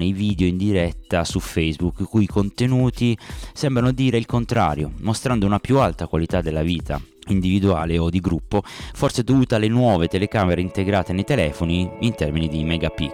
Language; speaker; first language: Italian; native; Italian